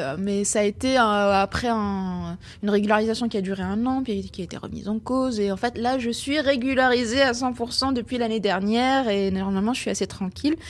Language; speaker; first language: French; non-native, local second language; Arabic